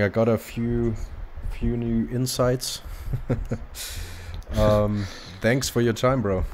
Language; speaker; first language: English; non-native, fluent; German